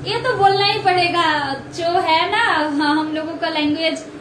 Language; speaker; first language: Hindi; non-native, local second language; Bangla